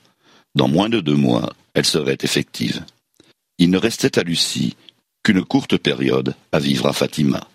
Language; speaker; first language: French; native; French